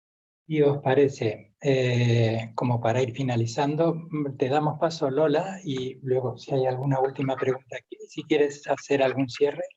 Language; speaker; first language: Spanish; native; Spanish